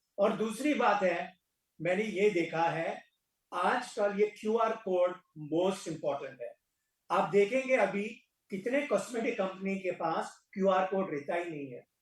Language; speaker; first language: Hindi; non-native, local second language; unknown